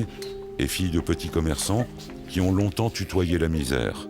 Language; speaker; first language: French; native; French